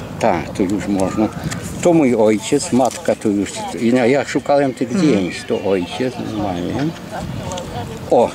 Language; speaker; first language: Polish; early bilingual, heritage; Polish